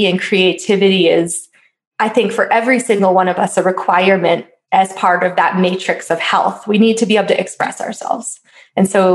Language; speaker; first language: English; native; English